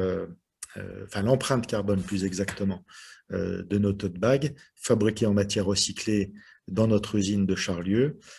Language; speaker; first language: French; native; French